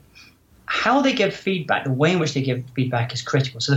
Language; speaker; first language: English; native; English